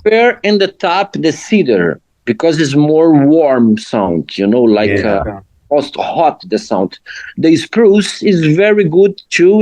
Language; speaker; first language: English; non-native, learner; Portuguese